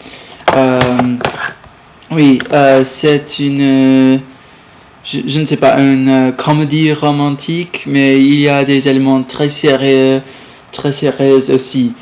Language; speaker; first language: French; non-native, learner; English